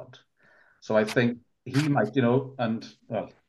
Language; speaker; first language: English; non-native, local second language; Welsh